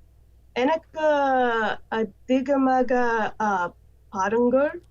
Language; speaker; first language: Tamil; non-native, learner; English